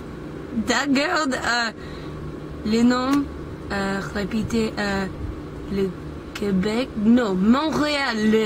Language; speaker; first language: French; non-native, learner; English